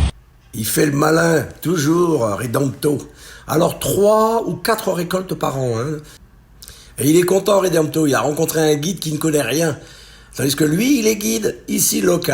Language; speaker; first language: French; native; French